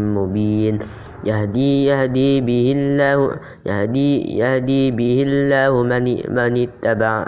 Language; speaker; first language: Arabic; non-native, learner; Indonesian